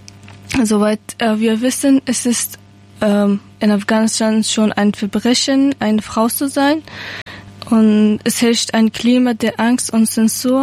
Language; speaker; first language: German; non-native, learner; Persian